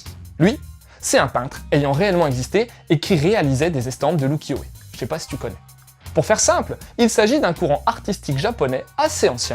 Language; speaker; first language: French; native; French